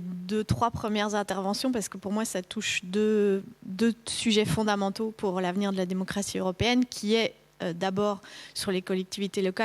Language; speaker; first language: French; native; French